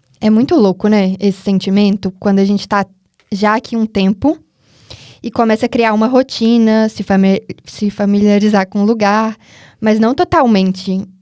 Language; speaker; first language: Portuguese; native; Portuguese